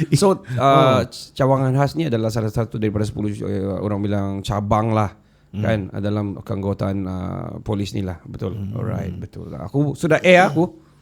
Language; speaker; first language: Malay; native; Malay